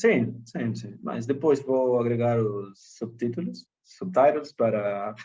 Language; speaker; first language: Portuguese; non-native, fluent; Spanish